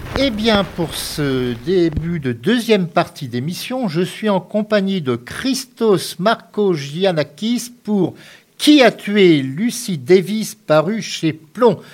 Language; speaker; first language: French; native; French